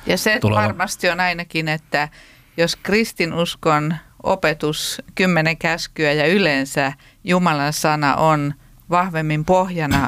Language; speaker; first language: Finnish; native; Finnish